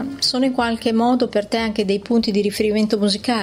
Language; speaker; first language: Italian; native; Italian